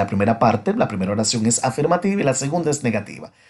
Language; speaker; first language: Spanish; native; Spanish